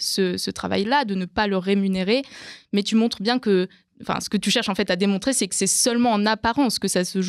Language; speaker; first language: French; native; French